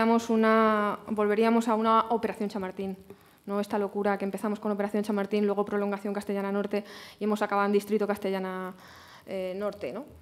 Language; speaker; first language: Spanish; native; Spanish